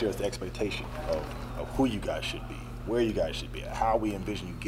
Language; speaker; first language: English; native; English